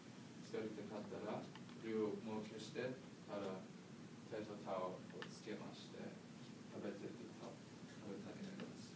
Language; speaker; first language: Japanese; non-native, learner; English